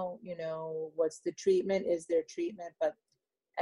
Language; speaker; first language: English; native; English